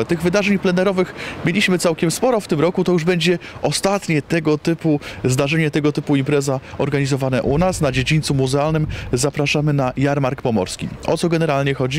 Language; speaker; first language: Polish; native; Polish